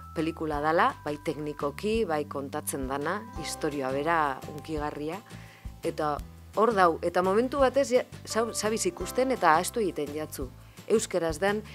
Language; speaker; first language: Basque; non-native, local second language; Spanish